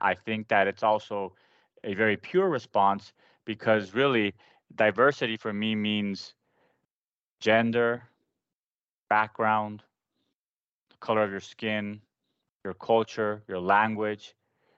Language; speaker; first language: English; non-native, fluent; Spanish